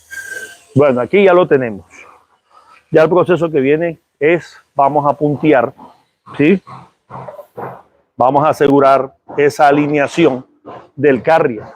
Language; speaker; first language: Spanish; native; Spanish